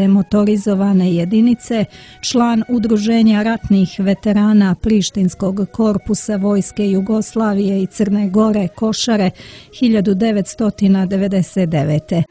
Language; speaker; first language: Serbian; native; Serbian